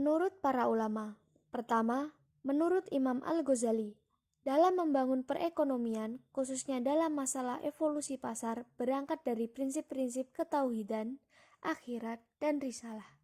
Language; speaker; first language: Indonesian; native; Indonesian